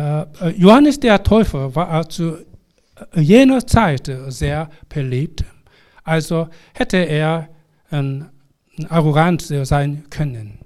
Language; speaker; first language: German; non-native, fluent; Korean